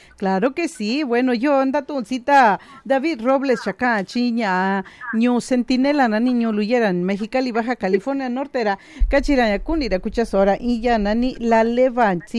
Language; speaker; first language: Spanish; non-native, local second language; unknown